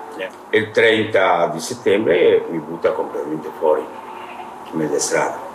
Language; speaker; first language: Italian; non-native, fluent; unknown